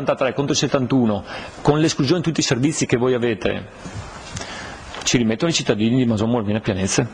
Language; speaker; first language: Italian; native; Italian